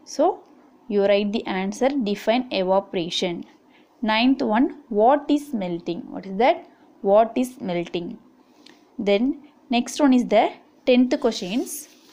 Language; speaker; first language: English; non-native, local second language; Tamil